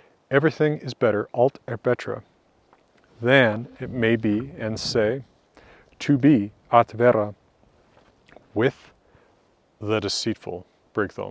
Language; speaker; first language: English; native; English